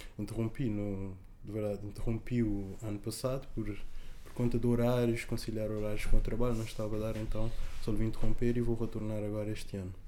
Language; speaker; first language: Portuguese; non-native, local second language; Kabuverdianu